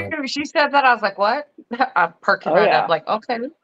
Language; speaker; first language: English; native; English